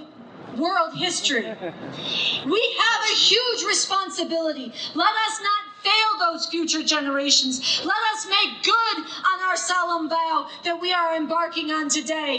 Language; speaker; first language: English; native; English